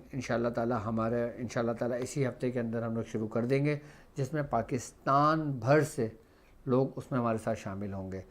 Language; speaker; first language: Urdu; native; Urdu